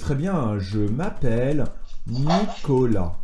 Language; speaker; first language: French; native; French